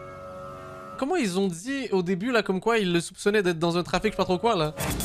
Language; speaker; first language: French; native; French